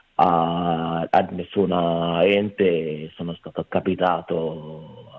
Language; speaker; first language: Italian; non-native, fluent; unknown